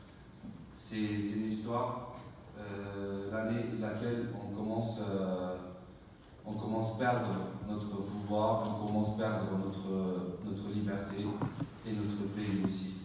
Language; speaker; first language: French; non-native, fluent; Uyghur